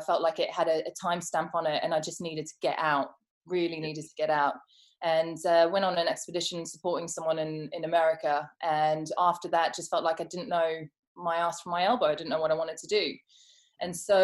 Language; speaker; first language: English; native; English